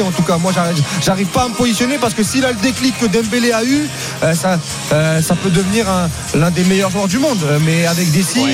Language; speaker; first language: French; native; French